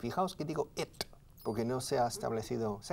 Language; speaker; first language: Spanish; non-native, fluent; English